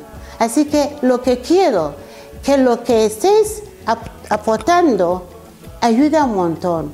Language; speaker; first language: Spanish; non-native, fluent; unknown